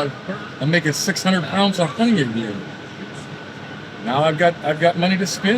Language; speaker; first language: English; native; English